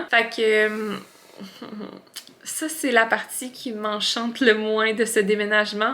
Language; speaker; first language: French; native; French